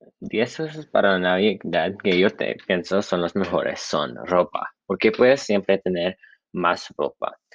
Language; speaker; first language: Spanish; non-native, learner; English